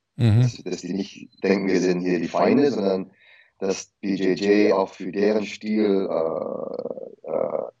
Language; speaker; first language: German; early bilingual, heritage; Indonesian